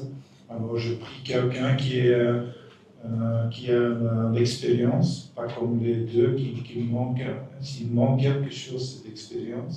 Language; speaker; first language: French; non-native, local second language; Dutch